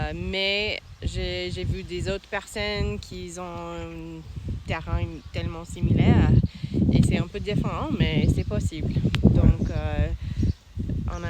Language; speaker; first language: French; non-native, learner; English